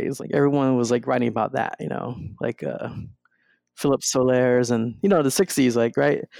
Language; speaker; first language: English; non-native, local second language; Spanish